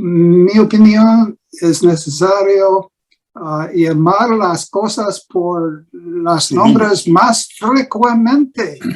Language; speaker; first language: Spanish; non-native, learner; English